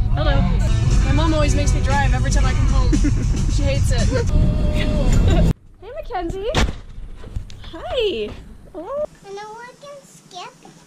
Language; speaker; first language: English; native; English